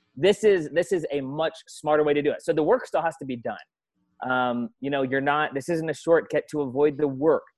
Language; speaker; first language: English; early bilingual, other home language; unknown